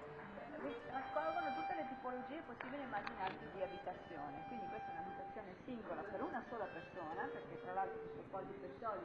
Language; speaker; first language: Italian; native; Italian